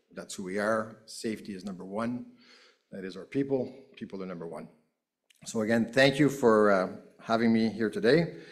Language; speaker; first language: English; native; English